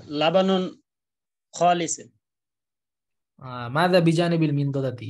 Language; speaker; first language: Arabic; non-native, fluent; Bangla